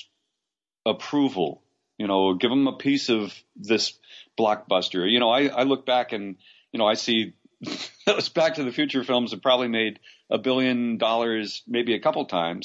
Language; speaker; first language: English; native; English